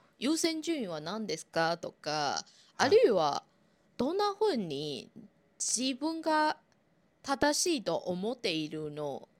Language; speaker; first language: Japanese; non-native, fluent; Chinese